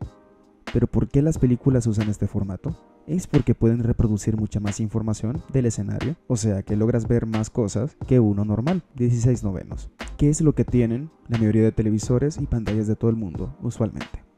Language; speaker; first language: Spanish; native; Spanish